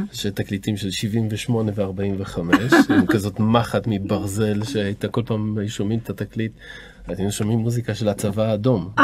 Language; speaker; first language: Hebrew; early bilingual, other home language; Polish